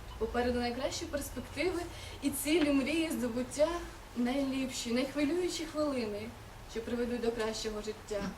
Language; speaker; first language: Ukrainian; non-native, local second language; Russian